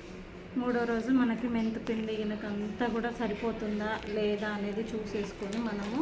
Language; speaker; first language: Telugu; native; Telugu